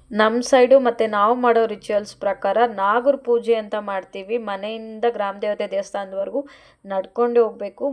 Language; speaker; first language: Kannada; non-native, local second language; Telugu